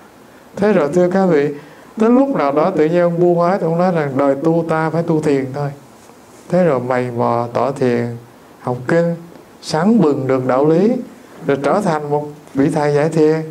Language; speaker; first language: Vietnamese; native; Vietnamese